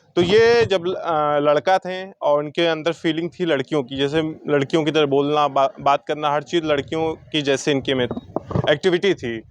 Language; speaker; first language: Hindi; native; Hindi